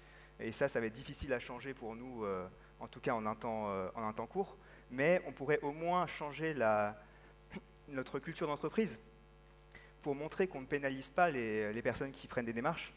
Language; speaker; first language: French; native; French